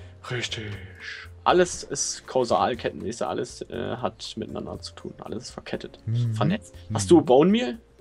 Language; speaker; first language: German; native; German